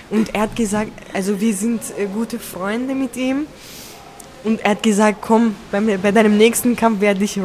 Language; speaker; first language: German; early bilingual, other home language; Turkish